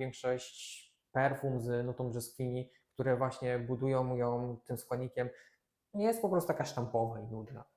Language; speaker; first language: Polish; native; Polish